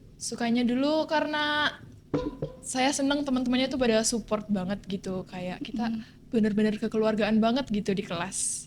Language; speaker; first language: Indonesian; native; Indonesian